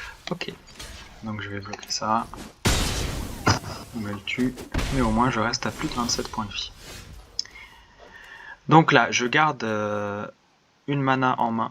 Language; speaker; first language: French; native; French